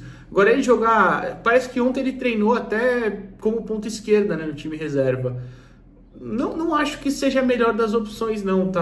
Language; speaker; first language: Portuguese; native; Portuguese